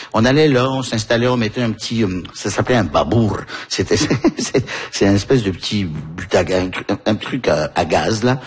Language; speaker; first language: French; early bilingual, heritage; French